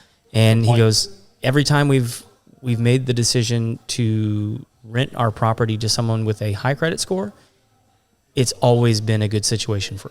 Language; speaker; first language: English; native; English